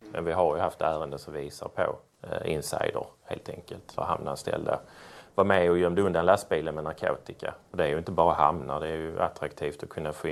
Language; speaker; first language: Swedish; native; Swedish